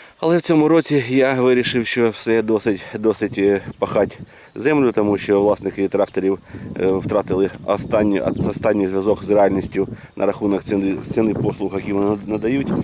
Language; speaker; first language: Ukrainian; native; Ukrainian